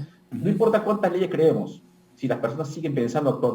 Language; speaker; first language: Spanish; native; Spanish